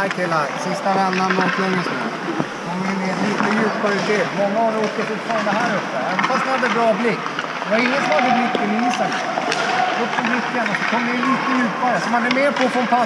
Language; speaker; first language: Swedish; native; Swedish